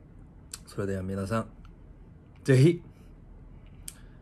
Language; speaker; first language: Japanese; non-native, fluent; Korean